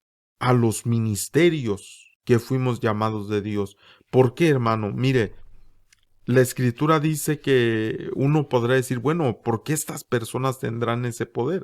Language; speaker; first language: Spanish; native; Spanish